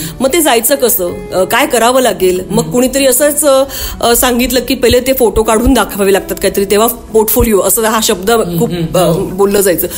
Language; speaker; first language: Marathi; non-native, local second language; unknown